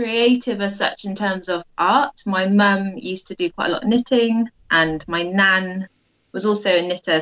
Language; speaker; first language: English; native; English